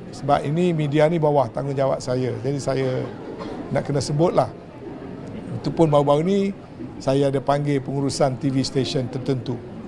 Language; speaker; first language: Malay; native; Malay